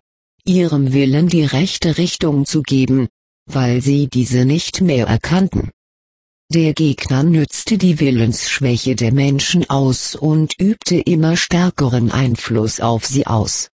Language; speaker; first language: German; native; German